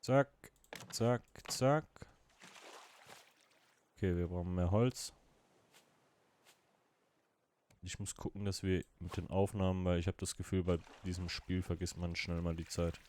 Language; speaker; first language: German; native; German